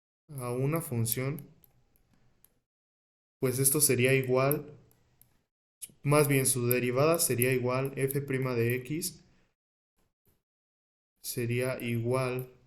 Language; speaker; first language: Spanish; native; Spanish